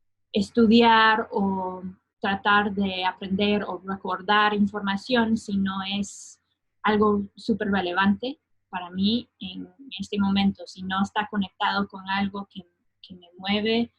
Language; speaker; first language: Spanish; non-native, fluent; English